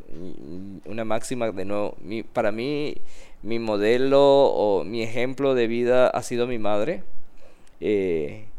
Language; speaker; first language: Spanish; native; Spanish